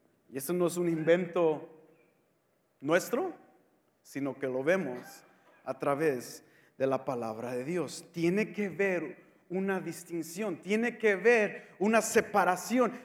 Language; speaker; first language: Spanish; native; Spanish